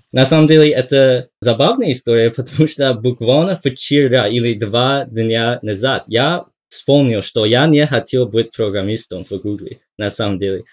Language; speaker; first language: Russian; non-native, fluent; English